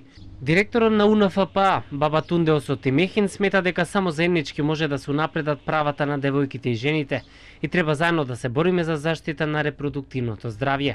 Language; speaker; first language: Macedonian; native; Macedonian